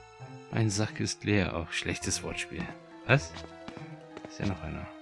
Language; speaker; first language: German; native; German